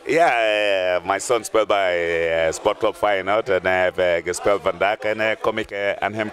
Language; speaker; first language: Dutch; non-native, fluent; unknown